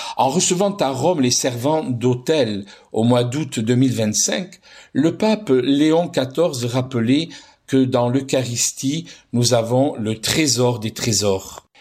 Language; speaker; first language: French; native; French